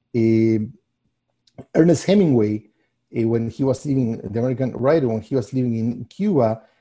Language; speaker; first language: English; non-native, fluent; Spanish